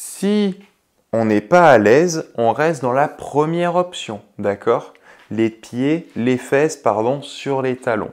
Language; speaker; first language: French; native; French